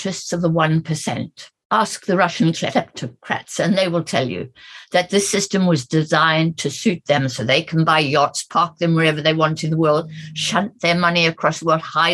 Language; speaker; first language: English; native; English